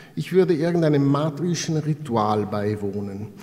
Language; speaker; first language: German; non-native, fluent; Italian